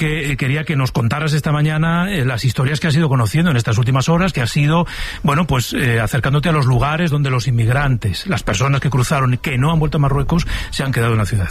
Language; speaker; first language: Spanish; native; Spanish